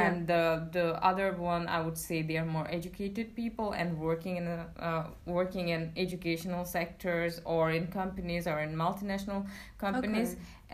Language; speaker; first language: English; non-native, local second language; Bangla